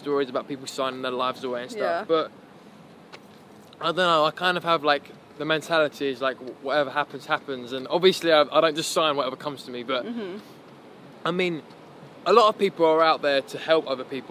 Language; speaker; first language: English; native; English